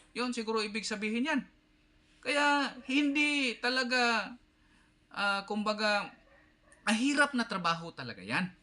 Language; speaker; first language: Filipino; non-native, local second language; Cebuano